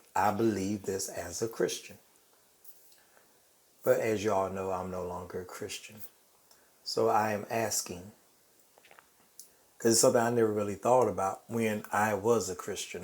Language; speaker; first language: English; native; English